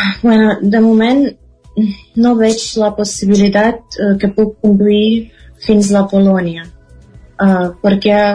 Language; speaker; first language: Catalan; non-native, fluent; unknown